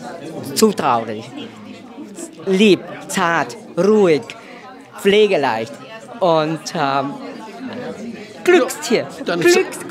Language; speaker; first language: German; non-native, fluent; Vietnamese